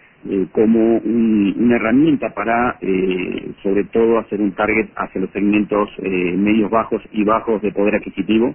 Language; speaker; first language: Spanish; native; Spanish